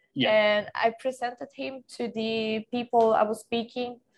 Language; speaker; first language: English; non-native, fluent; Swedish